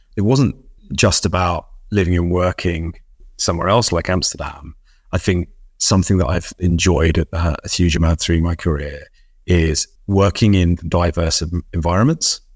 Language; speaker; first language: English; native; English